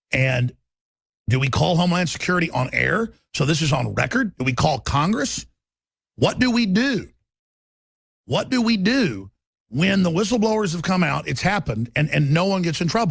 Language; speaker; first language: English; native; English